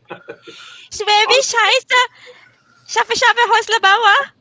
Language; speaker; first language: German; non-native, learner; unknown